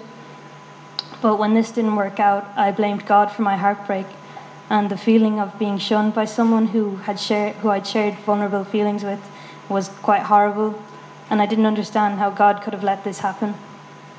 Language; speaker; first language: English; native; English